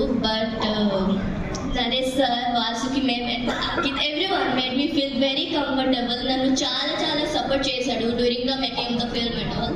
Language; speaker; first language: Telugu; non-native, local second language; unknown